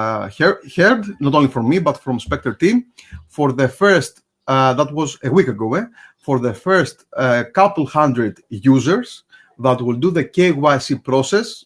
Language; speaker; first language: English; non-native, fluent; Greek